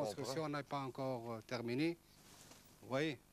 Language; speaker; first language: French; non-native, local second language; Arabic